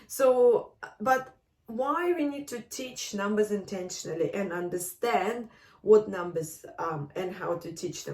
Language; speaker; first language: English; non-native, fluent; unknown